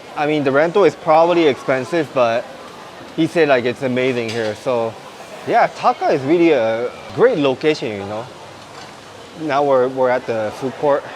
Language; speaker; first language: English; non-native, fluent; Japanese